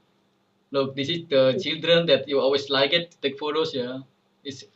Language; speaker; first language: English; non-native, fluent; Indonesian